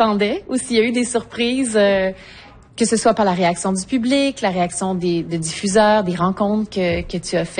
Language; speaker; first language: French; native; French